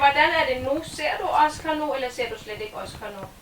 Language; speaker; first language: Danish; native; Danish